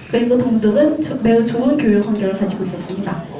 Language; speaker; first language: Korean; native; Korean